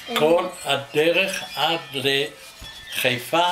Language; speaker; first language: Hebrew; non-native, fluent; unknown